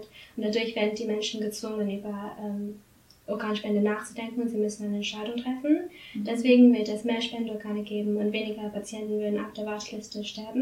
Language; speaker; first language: German; non-native, learner; English